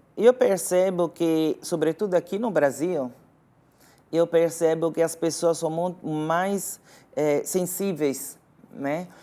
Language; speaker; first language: Portuguese; non-native, fluent; Italian